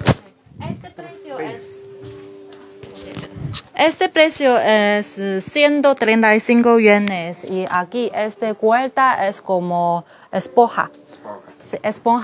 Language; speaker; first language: Spanish; non-native, learner; Chinese